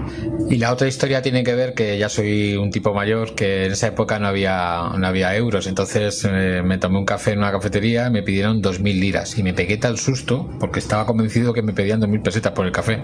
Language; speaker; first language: Spanish; native; Spanish